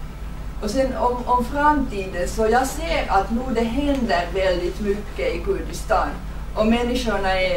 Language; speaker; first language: Swedish; non-native, fluent; Finnish